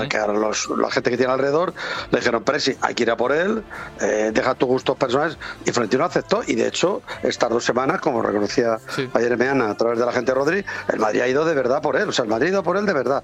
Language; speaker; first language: Spanish; native; Spanish